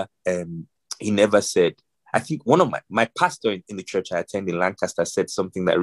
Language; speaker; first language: English; non-native, local second language; Yoruba